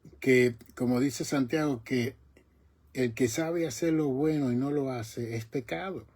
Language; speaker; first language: Spanish; native; Spanish